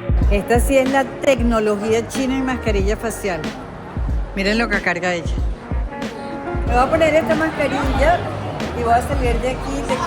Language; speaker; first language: Spanish; native; Spanish